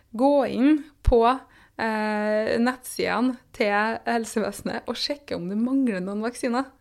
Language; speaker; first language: Norwegian; native; Norwegian